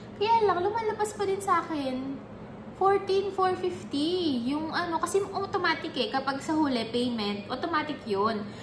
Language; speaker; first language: Filipino; native; Filipino